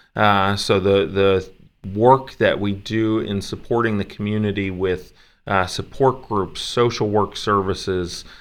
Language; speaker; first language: English; native; English